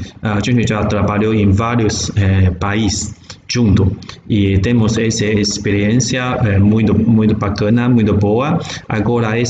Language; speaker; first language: Portuguese; non-native, learner; Chinese